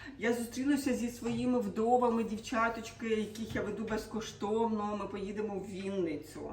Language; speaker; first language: Ukrainian; non-native, local second language; Russian